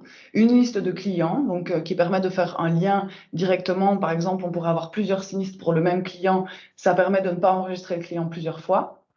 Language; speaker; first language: French; native; French